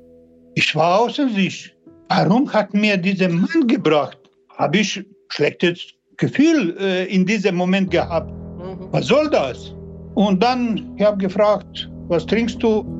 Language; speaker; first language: German; non-native, learner; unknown